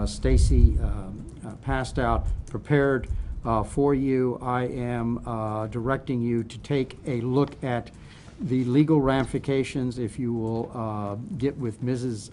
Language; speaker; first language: English; native; English